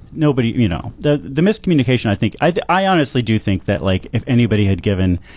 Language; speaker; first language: English; native; English